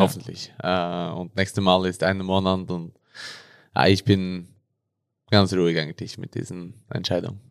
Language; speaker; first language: German; non-native, learner; Norwegian